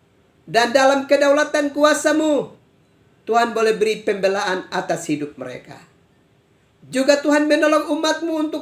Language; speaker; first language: Indonesian; native; Indonesian